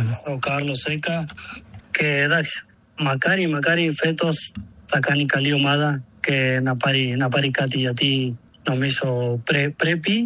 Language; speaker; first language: Greek; non-native, learner; Spanish